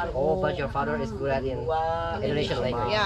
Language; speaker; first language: English; non-native, learner; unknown